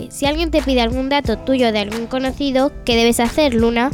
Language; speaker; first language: Spanish; native; Spanish